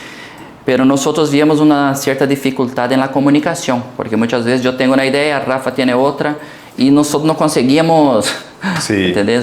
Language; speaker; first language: Portuguese; early bilingual, heritage; Portuguese